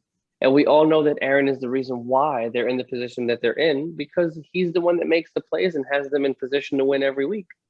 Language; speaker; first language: English; native; English